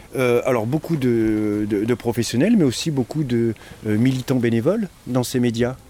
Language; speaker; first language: French; native; French